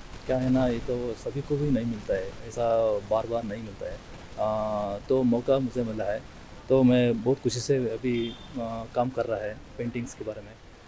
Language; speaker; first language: Hindi; non-native, local second language; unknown